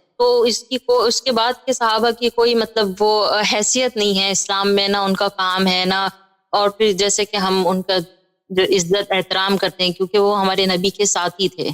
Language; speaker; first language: Urdu; native; Urdu